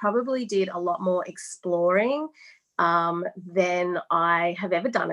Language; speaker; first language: English; native; English